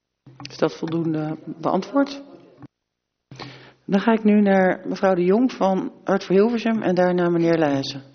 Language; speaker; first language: Dutch; native; Dutch